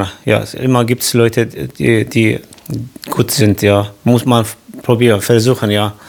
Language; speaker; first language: German; non-native, learner; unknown